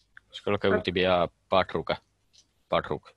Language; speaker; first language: Russian; non-native, learner; Finnish